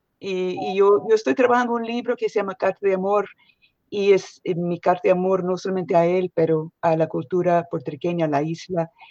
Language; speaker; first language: Spanish; non-native, fluent; English